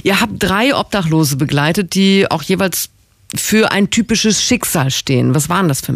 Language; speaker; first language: German; native; German